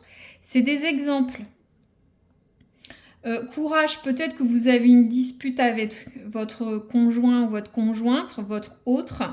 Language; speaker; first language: French; native; French